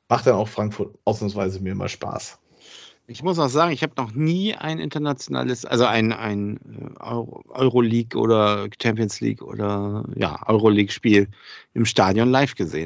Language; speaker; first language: German; native; German